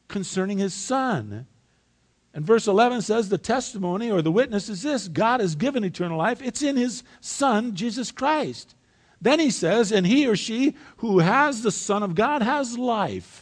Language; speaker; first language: English; native; English